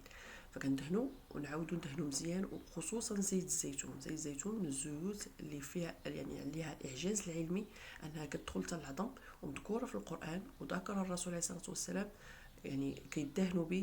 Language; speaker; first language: Arabic; native; Arabic